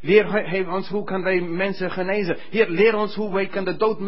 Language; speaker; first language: Dutch; non-native, fluent; English